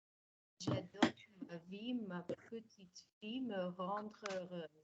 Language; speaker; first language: French; non-native, learner; English